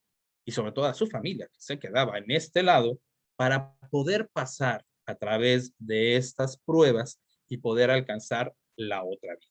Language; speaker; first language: Spanish; native; Spanish